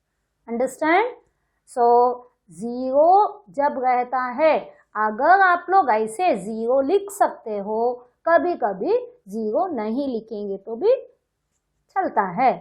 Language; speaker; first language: Hindi; non-native, local second language; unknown